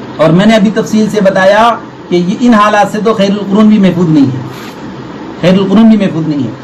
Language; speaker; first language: Urdu; native; Urdu